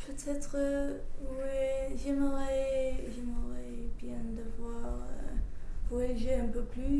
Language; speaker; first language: French; non-native, fluent; English